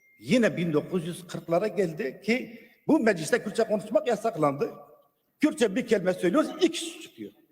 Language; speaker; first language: Turkish; non-native, local second language; Kurdish